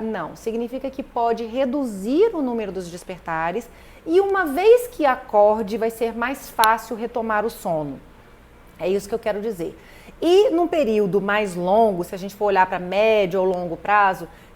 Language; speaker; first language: Portuguese; native; Portuguese